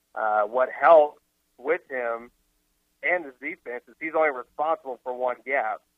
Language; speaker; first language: English; native; English